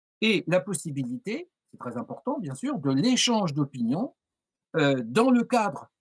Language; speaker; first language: French; native; French